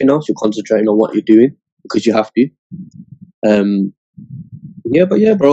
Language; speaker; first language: English; native; English